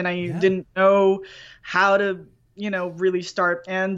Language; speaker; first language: English; non-native, fluent; French